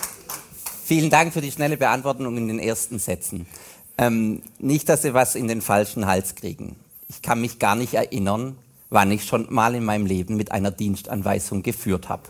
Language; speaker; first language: German; native; German